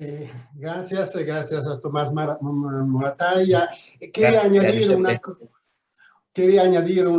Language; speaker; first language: Spanish; non-native, fluent; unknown